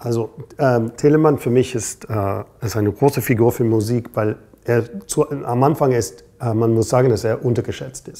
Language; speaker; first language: German; non-native, fluent; English